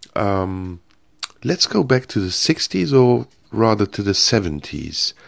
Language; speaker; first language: English; non-native, fluent; Turkish